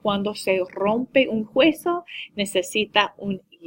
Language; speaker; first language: Spanish; non-native, learner; English